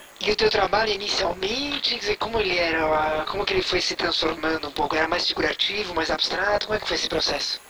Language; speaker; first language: Portuguese; native; Portuguese